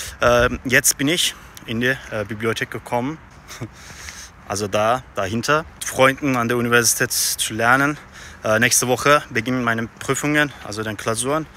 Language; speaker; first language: German; non-native, fluent; Turkish